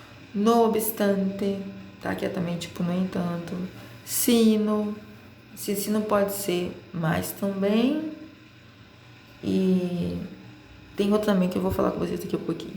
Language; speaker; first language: Portuguese; native; Portuguese